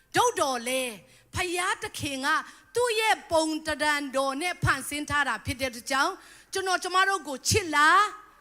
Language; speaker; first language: Burmese; non-native, local second language; Tedim Chin